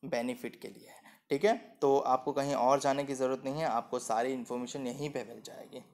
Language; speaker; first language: Hindi; non-native, local second language; Gujarati